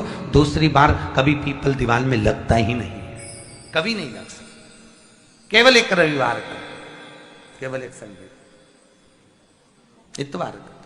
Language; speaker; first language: Hindi; native; Hindi